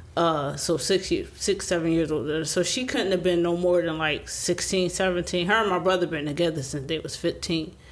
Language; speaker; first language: English; native; English